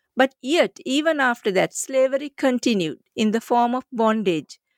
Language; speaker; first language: English; non-native, local second language; Sinhala